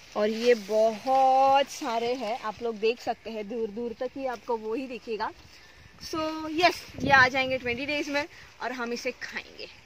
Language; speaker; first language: Hindi; non-native, local second language; Marathi